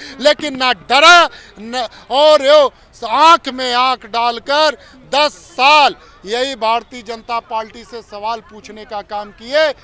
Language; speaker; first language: Hindi; native; Hindi